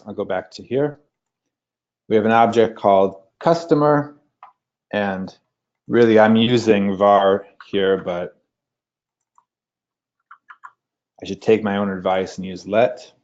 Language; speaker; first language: English; native; English